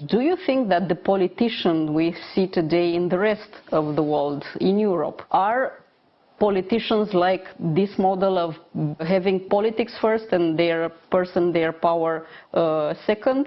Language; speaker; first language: English; non-native, fluent; Romanian